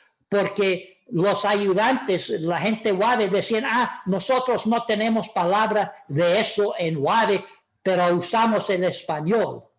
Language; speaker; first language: Spanish; non-native, fluent; English